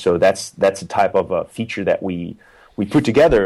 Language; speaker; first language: English; non-native, fluent; Portuguese